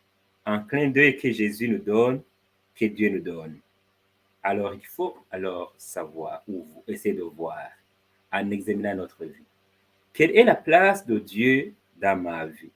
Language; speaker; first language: French; non-native, fluent; Spanish